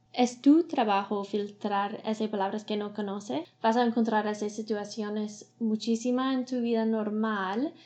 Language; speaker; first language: Spanish; non-native, learner; English